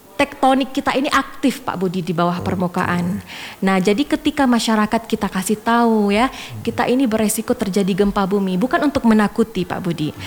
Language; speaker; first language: Indonesian; native; Indonesian